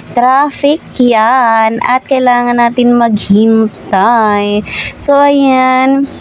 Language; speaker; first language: Filipino; native; Filipino